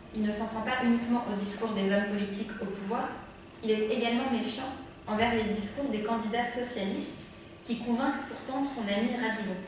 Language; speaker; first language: French; native; French